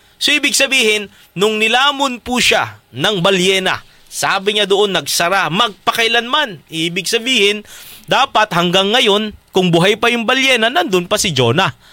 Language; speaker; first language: Filipino; native; Filipino